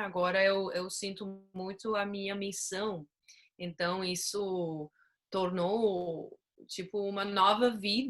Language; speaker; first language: Portuguese; non-native, fluent; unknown